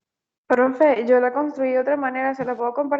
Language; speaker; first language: Spanish; native; Spanish